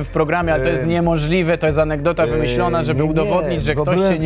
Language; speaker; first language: Polish; native; Polish